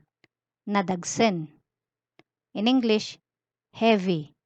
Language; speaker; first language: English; non-native, local second language; Filipino